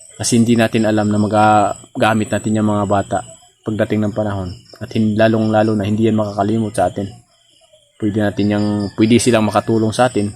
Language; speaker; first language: Filipino; non-native, local second language; Cebuano